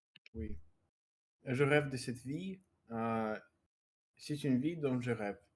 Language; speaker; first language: French; non-native, learner; Russian